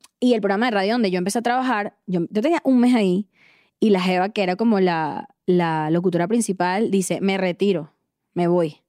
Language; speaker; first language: Spanish; native; Spanish